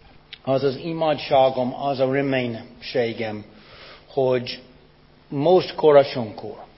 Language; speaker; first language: Hungarian; non-native, fluent; English